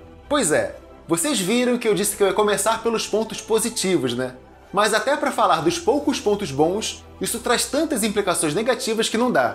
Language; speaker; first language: Portuguese; native; Portuguese